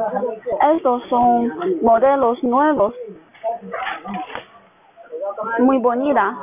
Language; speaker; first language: Spanish; non-native, learner; Chinese